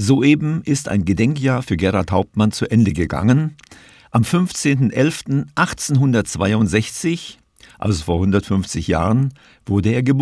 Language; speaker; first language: German; native; German